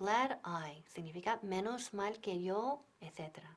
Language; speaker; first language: Spanish; non-native, fluent; English